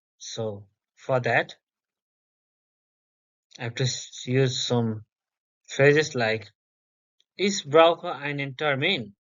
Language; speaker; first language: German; non-native, learner; English